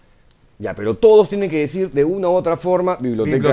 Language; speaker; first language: Spanish; native; Spanish